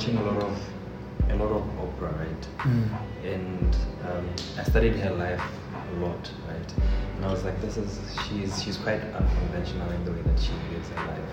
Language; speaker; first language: English; non-native, local second language; Tswana